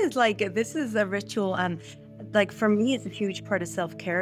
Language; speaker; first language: English; native; English